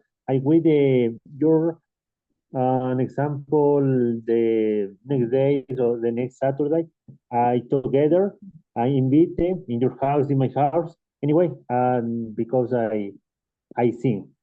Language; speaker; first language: English; non-native, learner; Spanish